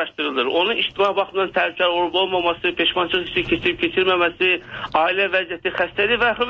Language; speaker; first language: Azerbaijani; native; Azerbaijani